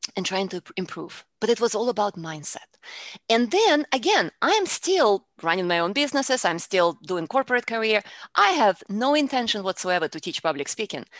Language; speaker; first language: English; non-native, fluent; Russian